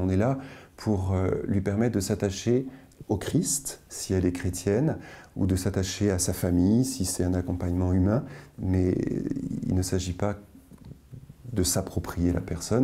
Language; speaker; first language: French; native; French